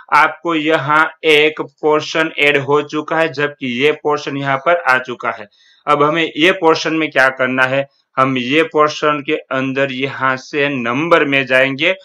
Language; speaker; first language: Hindi; non-native, local second language; Gujarati